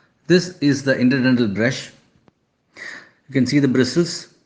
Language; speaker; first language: English; non-native, local second language; Malayalam